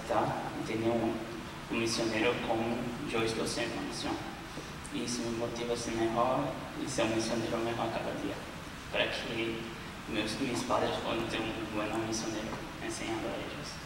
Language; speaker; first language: Spanish; non-native, learner; Portuguese